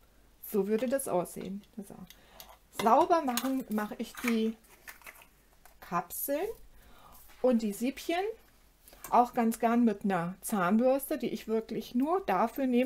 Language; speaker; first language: German; native; German